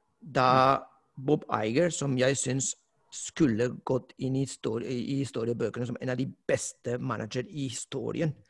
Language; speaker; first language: Norwegian; non-native, fluent; Spanish